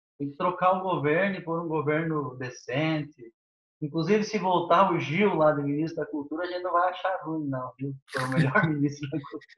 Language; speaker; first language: Portuguese; native; Portuguese